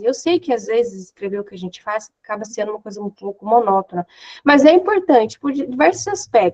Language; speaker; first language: Portuguese; native; Portuguese